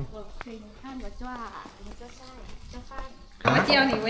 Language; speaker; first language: Chinese; non-native, fluent; Lao